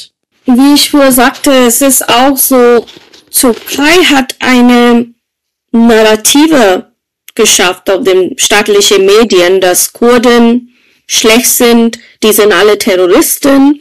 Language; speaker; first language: German; non-native, fluent; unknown